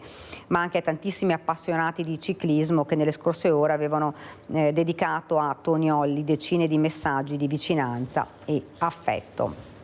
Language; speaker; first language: Italian; native; Italian